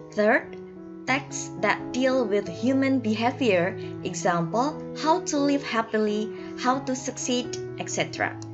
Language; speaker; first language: English; non-native, fluent; Indonesian